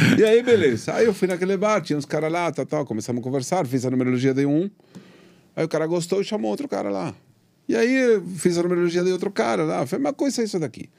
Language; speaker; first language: Portuguese; non-native, fluent; Spanish